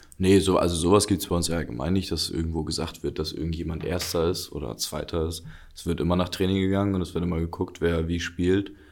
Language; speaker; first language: German; early bilingual, other home language; Russian